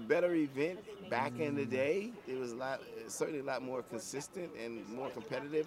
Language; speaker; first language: English; native; English